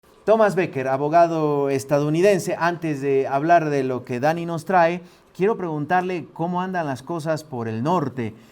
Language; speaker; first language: Spanish; native; Spanish